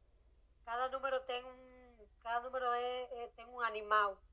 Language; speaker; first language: Portuguese; non-native, learner; Spanish